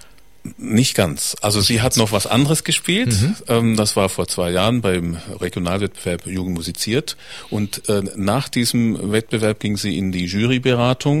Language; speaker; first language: German; native; German